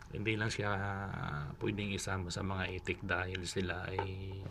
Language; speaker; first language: Filipino; non-native, local second language; Bikol